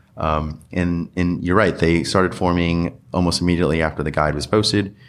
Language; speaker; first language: English; native; English